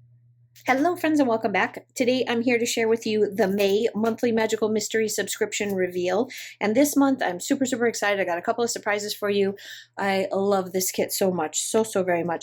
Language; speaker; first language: English; native; English